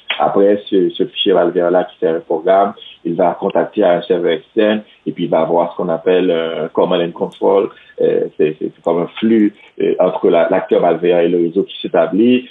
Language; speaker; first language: French; non-native, local second language; Haitian Creole